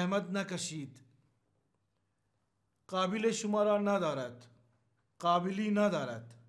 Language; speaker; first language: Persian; non-native, learner; Urdu